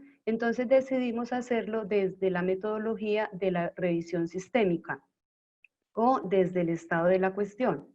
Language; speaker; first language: Spanish; native; Spanish